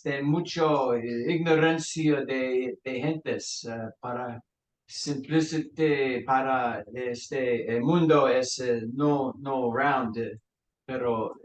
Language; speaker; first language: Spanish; non-native, learner; English